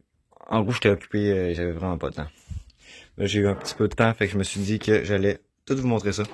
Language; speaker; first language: French; native; French